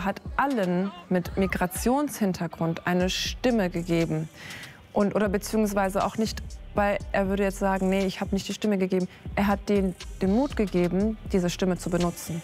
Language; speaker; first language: German; early bilingual, other home language; Kurdish